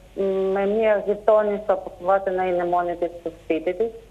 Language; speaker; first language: Greek; non-native, fluent; Russian